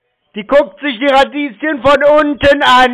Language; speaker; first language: German; native; German